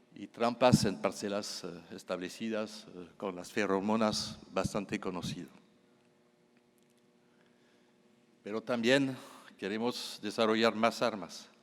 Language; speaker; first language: Spanish; non-native, fluent; French